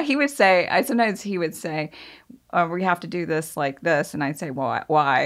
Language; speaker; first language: English; native; English